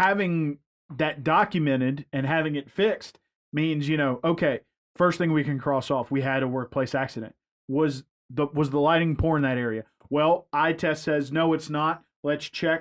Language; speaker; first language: English; native; English